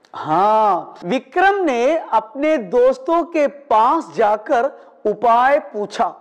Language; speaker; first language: Hindi; non-native, local second language; Malayalam